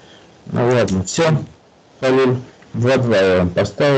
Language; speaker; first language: Russian; native; Russian